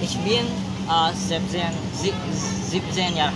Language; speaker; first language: German; non-native, learner; Indonesian